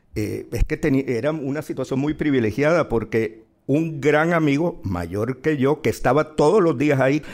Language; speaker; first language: Spanish; native; Spanish